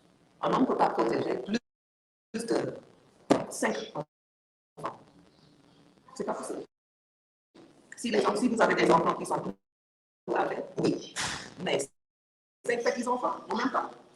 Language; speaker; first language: French; non-native, learner; English